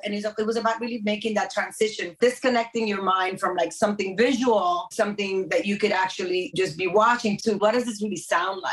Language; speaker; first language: English; early bilingual, other home language; Spanish